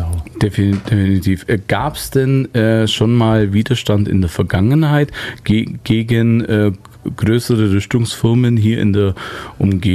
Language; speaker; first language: German; native; German